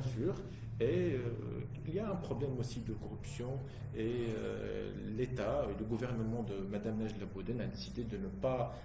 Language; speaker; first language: French; non-native, local second language; Arabic